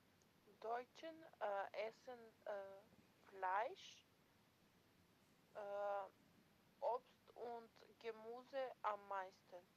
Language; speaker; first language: German; non-native, learner; Macedonian